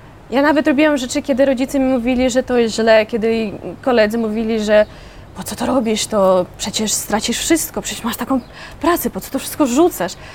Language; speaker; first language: Polish; non-native, fluent; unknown